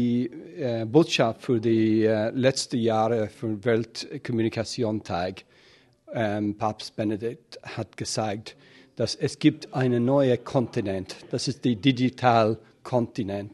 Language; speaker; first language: German; non-native, fluent; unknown